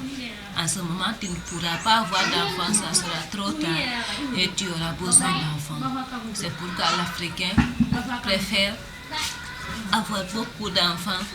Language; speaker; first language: French; non-native, learner; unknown